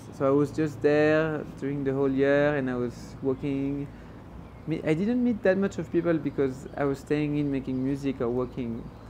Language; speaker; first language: English; non-native, fluent; French